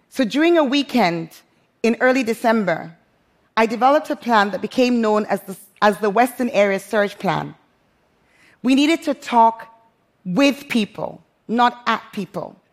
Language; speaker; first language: English; non-native, local second language; Krio